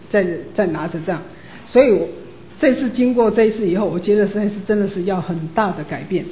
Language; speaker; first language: Chinese; native; Chinese